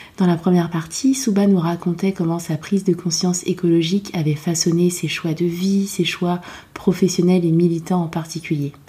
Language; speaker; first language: French; native; French